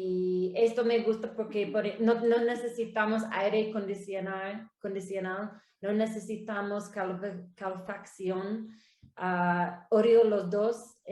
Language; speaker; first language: Spanish; non-native, learner; English